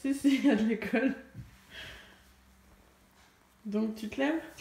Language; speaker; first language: French; native; French